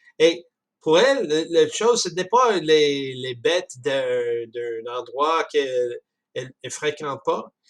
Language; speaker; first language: French; non-native, fluent; English